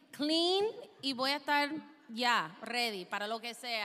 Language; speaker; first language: Spanish; non-native, fluent; English